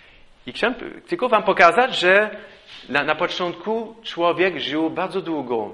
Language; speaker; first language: Polish; non-native, fluent; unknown